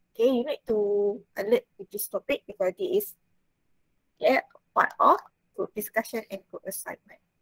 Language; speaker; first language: English; non-native, local second language; Malay